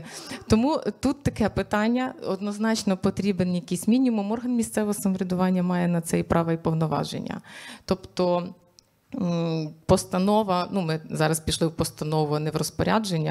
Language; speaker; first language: Ukrainian; native; Ukrainian